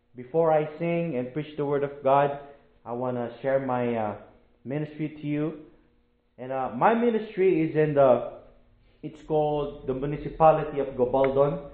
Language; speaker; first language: English; non-native, local second language; Filipino